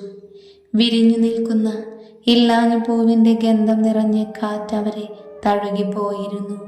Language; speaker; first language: Malayalam; native; Malayalam